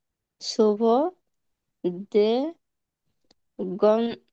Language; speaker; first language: French; non-native, learner; Bangla